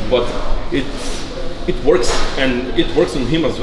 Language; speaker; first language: English; non-native, fluent; Bulgarian